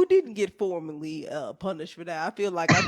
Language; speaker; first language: English; native; English